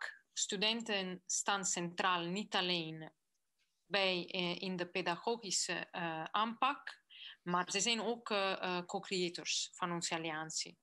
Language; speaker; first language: Dutch; non-native, fluent; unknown